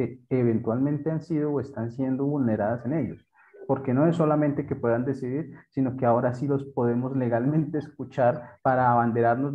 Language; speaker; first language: Spanish; native; Spanish